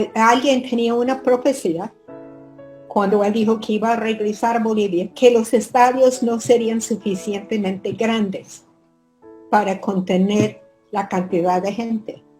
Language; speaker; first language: Spanish; non-native, fluent; English